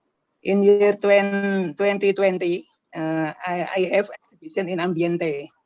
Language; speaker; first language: English; non-native, learner; Indonesian